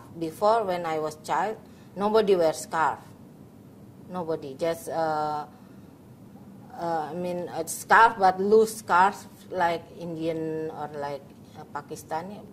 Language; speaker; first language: English; non-native, learner; Indonesian